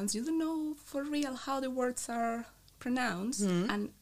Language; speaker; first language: English; non-native, fluent; Spanish